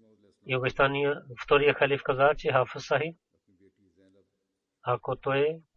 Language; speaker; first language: Bulgarian; non-native, learner; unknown